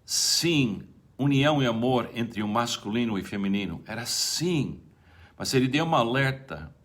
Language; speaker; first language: Portuguese; non-native, fluent; English